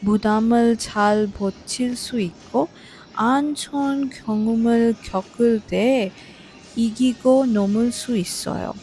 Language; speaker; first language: Korean; non-native, fluent; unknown